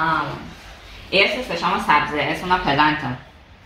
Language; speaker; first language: Spanish; non-native, learner; Persian